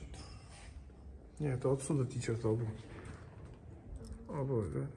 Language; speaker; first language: Russian; non-native, learner; Armenian